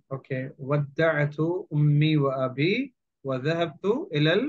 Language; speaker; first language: Arabic; non-native, fluent; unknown